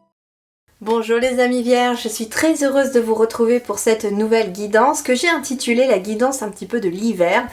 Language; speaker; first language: French; native; French